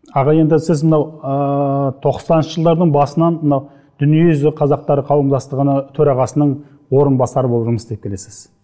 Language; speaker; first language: Kazakh; native; Kazakh